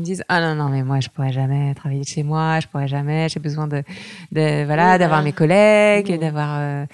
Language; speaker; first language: French; native; French